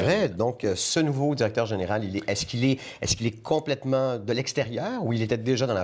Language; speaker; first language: French; native; French